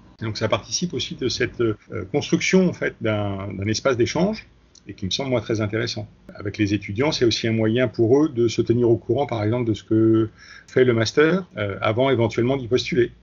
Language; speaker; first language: French; native; French